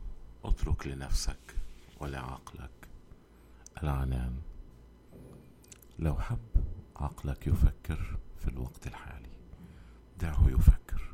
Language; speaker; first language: Arabic; native; Arabic